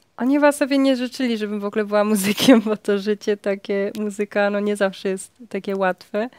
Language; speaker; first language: Polish; early bilingual, heritage; Polish